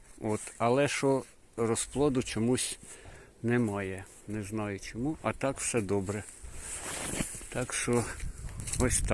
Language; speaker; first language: Ukrainian; native; Ukrainian